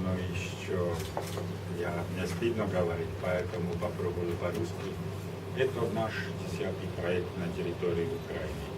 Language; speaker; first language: Russian; non-native, learner; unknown